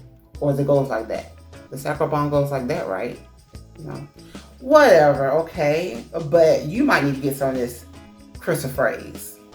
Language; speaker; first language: English; native; English